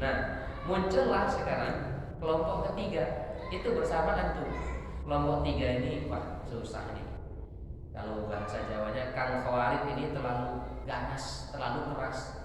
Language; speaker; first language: Indonesian; native; Indonesian